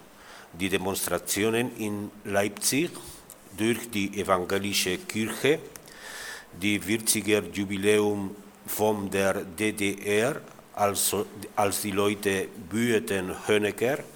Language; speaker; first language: German; non-native, fluent; Spanish